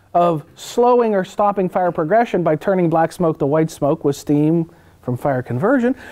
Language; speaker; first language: English; native; English